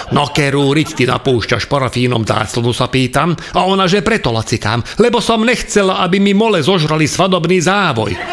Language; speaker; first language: Slovak; non-native, local second language; Hungarian